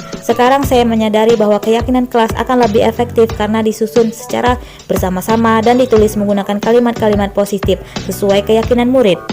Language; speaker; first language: Indonesian; native; Indonesian